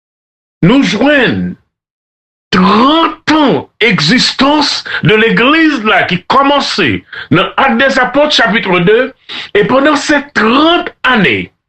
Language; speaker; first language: French; non-native, local second language; Haitian Creole